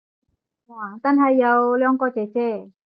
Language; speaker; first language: Cantonese; non-native, learner; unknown